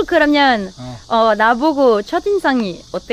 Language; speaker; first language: Korean; non-native, fluent; French